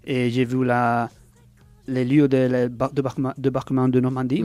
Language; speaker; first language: French; early bilingual, heritage; Spanish